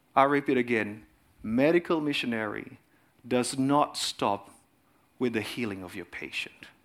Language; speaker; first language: English; non-native, fluent; Indonesian